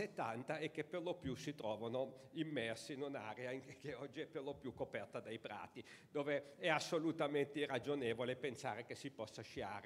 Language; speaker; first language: Italian; native; Italian